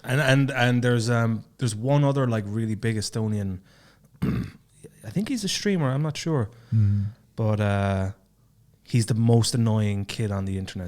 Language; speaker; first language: English; native; English